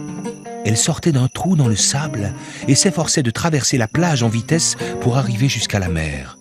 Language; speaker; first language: French; native; French